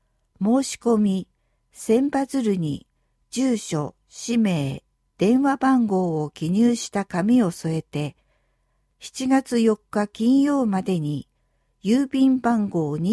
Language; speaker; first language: Japanese; native; Japanese